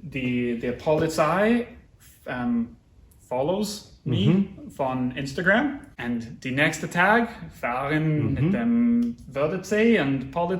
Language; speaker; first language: German; non-native, learner; English